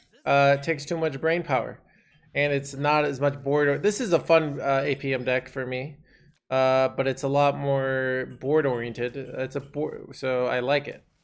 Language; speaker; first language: English; native; English